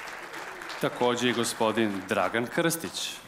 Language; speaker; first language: Serbian; native; Serbian